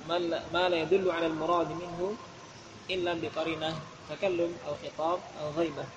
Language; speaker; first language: Arabic; non-native, fluent; Indonesian